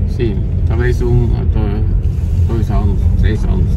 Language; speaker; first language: Portuguese; non-native, learner; Norwegian